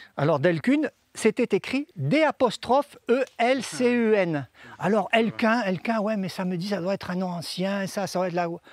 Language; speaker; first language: French; native; French